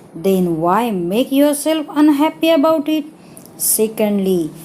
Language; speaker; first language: English; non-native, local second language; Marathi